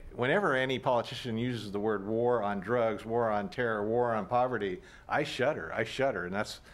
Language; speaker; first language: English; native; English